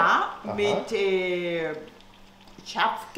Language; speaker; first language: German; non-native, learner; Spanish